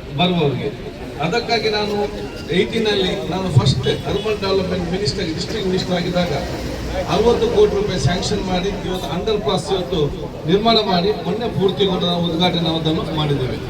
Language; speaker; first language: Kannada; non-native, local second language; Malayalam